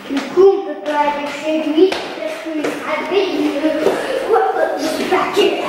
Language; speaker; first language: French; native; French